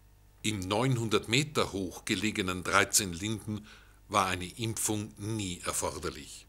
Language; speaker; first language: German; native; German